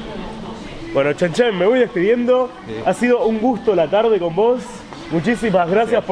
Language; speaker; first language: Spanish; native; Spanish